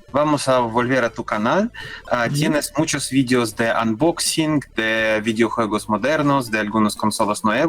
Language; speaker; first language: Spanish; non-native, learner; Russian